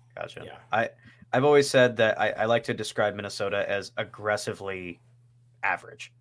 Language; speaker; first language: English; native; English